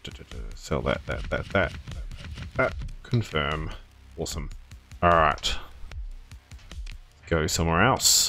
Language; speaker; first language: English; native; English